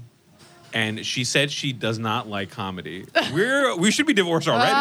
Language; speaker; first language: English; non-native, local second language; Urdu